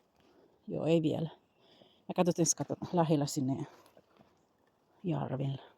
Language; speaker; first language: Finnish; non-native, learner; Bikol